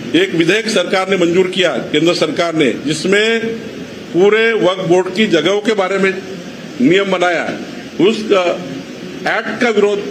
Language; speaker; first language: Hindi; non-native, local second language; Marathi